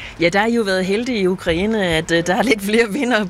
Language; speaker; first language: Danish; native; Danish